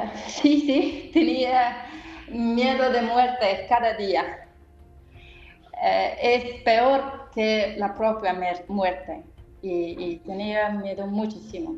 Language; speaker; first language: Spanish; non-native, fluent; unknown